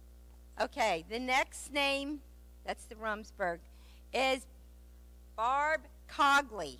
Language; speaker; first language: English; native; English